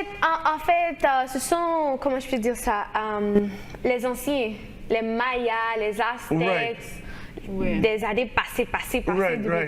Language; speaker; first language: French; non-native, local second language; Haitian Creole